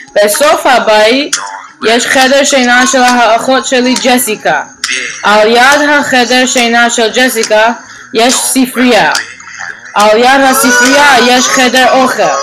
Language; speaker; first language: Hebrew; non-native, learner; English